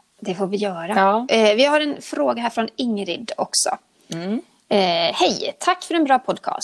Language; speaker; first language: Swedish; native; Swedish